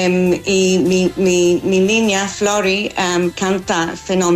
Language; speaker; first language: Spanish; non-native, fluent; English